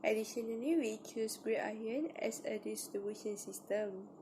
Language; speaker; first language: English; non-native, local second language; Malay